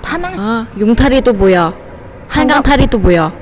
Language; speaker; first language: Korean; non-native, fluent; Vietnamese